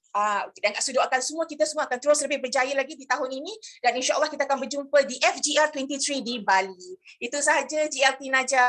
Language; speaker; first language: Malay; native; Malay